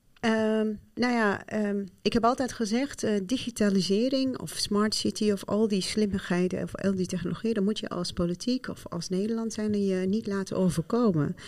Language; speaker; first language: Dutch; non-native, fluent; Arabic